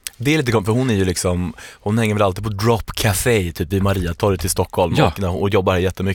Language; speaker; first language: Swedish; native; Swedish